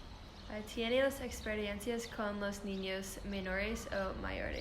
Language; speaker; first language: Spanish; non-native, learner; English